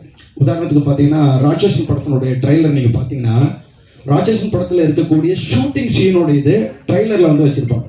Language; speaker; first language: Tamil; native; Tamil